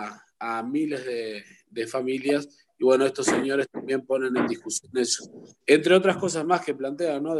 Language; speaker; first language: Spanish; native; Spanish